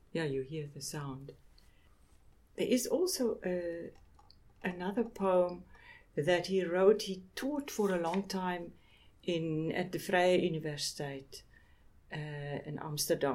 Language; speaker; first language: English; non-native, local second language; Afrikaans